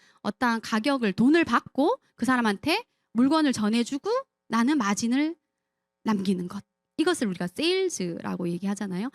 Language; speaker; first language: Korean; native; Korean